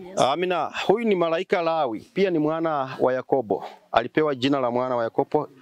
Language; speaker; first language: Swahili; non-native, local second language; Luyia